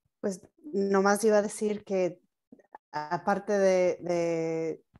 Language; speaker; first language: Spanish; non-native, fluent; English